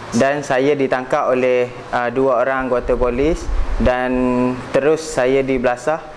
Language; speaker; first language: Malay; native; Malay